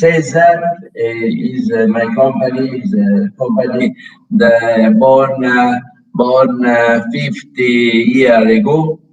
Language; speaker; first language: English; non-native, learner; Italian